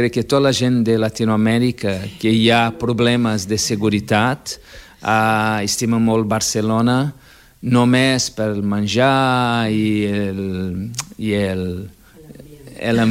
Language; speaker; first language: Catalan; non-native, fluent; Portuguese